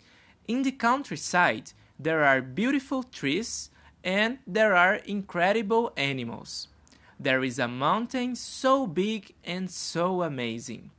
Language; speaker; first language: English; non-native, learner; Portuguese